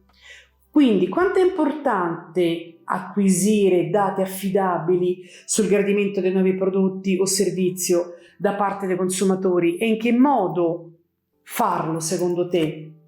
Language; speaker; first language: Italian; native; Italian